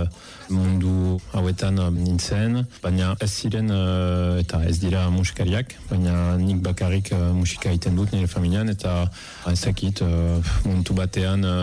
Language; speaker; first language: Basque; non-native, fluent; Italian